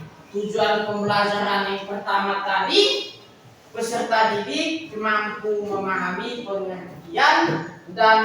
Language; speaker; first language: Indonesian; native; Indonesian